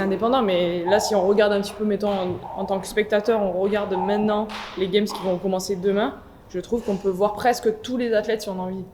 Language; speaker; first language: French; native; French